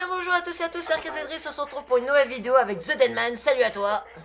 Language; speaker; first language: French; native; French